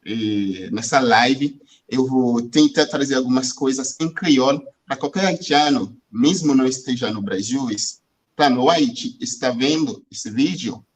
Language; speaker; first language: Portuguese; non-native, fluent; Haitian Creole